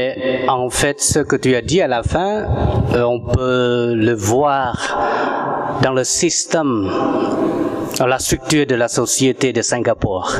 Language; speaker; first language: French; non-native, fluent; Vietnamese